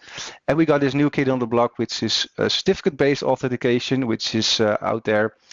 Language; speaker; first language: English; non-native, fluent; Dutch